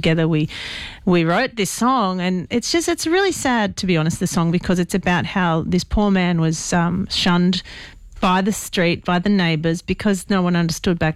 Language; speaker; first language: English; native; English